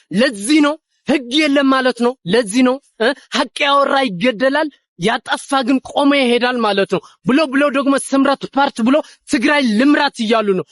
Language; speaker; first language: Amharic; non-native, local second language; Tigrinya